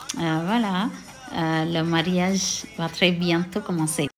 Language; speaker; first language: French; non-native, local second language; Tamil